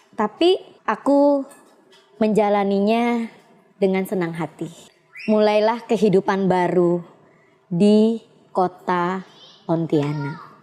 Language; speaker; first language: Indonesian; native; Indonesian